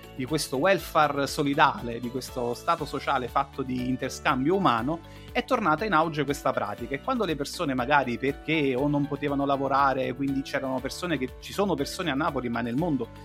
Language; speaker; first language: Italian; native; Italian